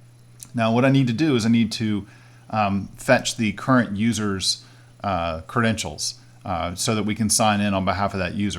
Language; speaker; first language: English; native; English